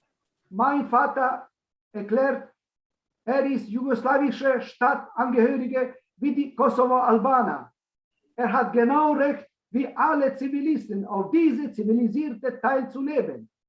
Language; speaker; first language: German; non-native, learner; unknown